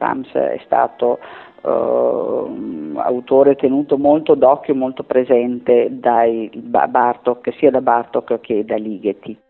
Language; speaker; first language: Italian; native; Italian